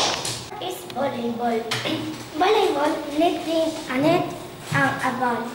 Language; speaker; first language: English; non-native, learner; Spanish